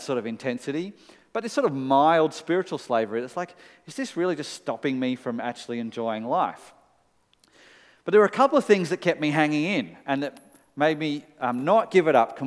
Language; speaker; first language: English; native; English